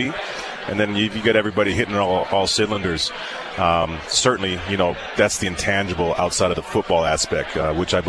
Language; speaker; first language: English; native; English